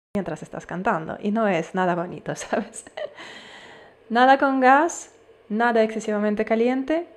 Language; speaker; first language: Spanish; non-native, fluent; Ukrainian